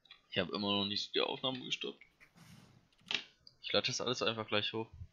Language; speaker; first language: German; native; German